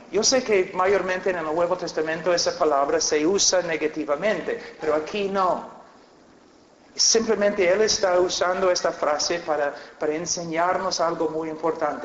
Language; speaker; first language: Spanish; non-native, fluent; English